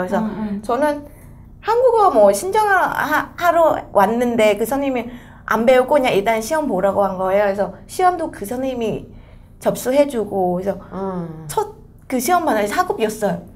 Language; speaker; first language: Korean; non-native, fluent; Vietnamese